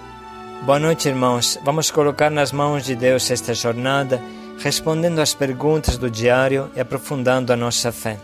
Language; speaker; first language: Portuguese; native; Portuguese